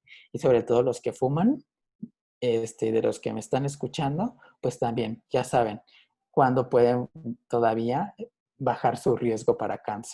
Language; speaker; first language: Spanish; native; Spanish